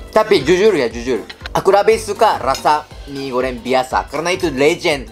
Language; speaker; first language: Indonesian; non-native, learner; Japanese